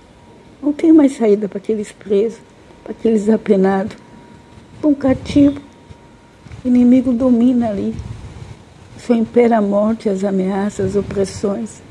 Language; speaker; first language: Portuguese; native; Portuguese